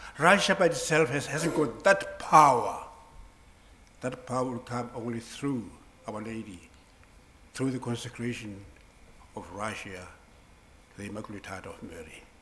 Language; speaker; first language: English; non-native, local second language; Southern Sotho